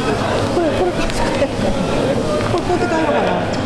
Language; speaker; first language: Japanese; native; Japanese